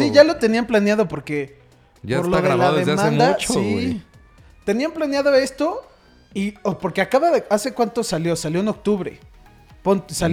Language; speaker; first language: Spanish; native; Spanish